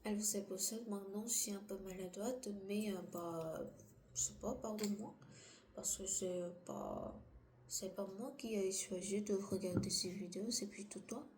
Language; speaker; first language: French; non-native, learner; Korean